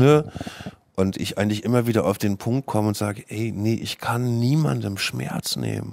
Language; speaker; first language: German; native; German